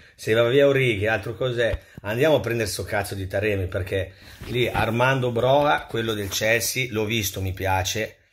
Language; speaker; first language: Italian; native; Italian